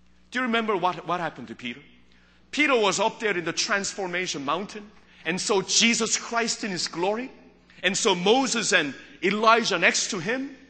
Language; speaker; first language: English; early bilingual, other home language; Korean